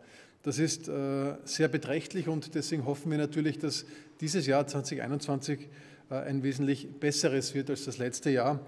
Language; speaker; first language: German; native; German